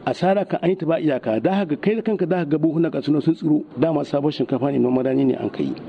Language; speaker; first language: Hausa; native; Hausa